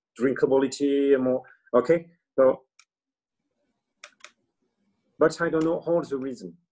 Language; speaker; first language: English; non-native, learner; French